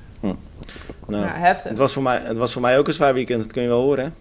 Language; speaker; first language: Dutch; native; Dutch